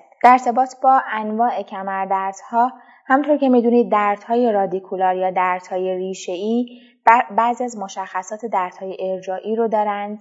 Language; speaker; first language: Persian; native; Persian